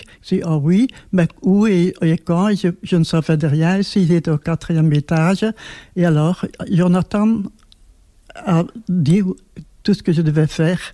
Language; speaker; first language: French; non-native, local second language; Dutch